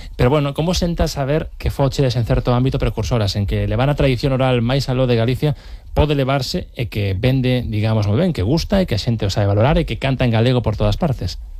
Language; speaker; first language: Galician; native; Galician